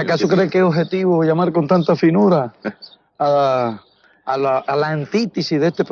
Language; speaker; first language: Spanish; native; Spanish